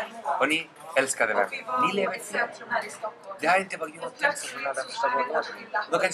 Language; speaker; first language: Swedish; non-native, fluent; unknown